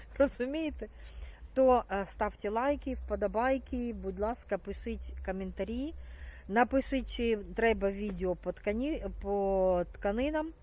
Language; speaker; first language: Ukrainian; non-native, local second language; Russian